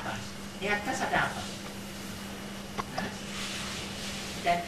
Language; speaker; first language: Indonesian; native; Indonesian